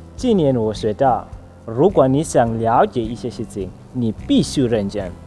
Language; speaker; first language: Chinese; non-native, fluent; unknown